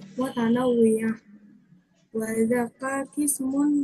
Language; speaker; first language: Arabic; non-native, learner; Indonesian